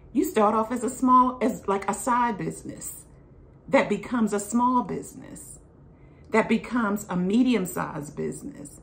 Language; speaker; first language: English; native; English